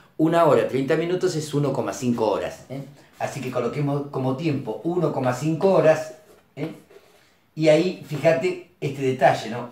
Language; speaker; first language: Spanish; native; Spanish